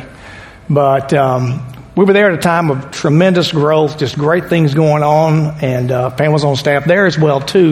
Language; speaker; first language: English; native; English